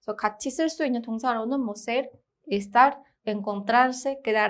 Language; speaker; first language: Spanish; non-native, fluent; Korean